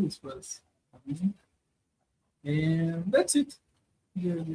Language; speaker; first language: English; non-native, learner; Portuguese